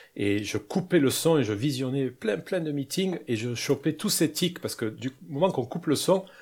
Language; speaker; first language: French; native; French